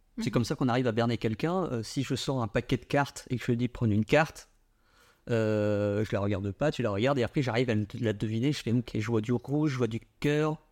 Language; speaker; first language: French; early bilingual, other home language; Vietnamese